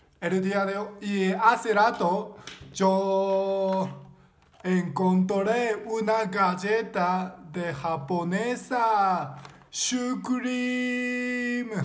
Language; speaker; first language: Spanish; non-native, learner; Japanese